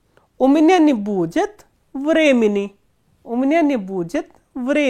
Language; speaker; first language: Russian; non-native, fluent; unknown